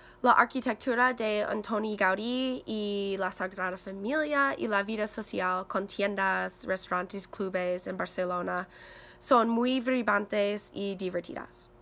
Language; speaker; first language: Spanish; non-native, learner; English